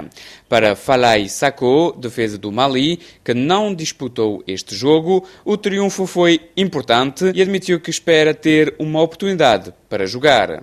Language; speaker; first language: Portuguese; native; Portuguese